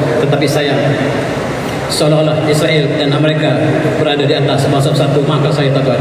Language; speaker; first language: Malay; native; Malay